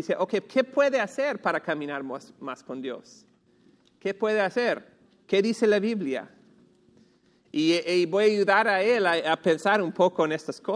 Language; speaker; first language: Spanish; non-native, fluent; English